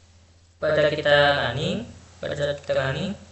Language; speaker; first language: Indonesian; native; Indonesian